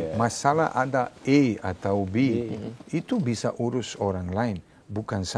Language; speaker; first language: Indonesian; non-native, fluent; Serbian